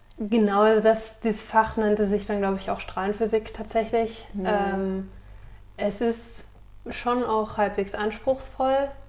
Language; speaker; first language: German; native; German